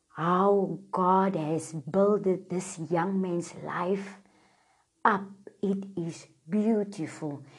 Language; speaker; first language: English; non-native, local second language; Afrikaans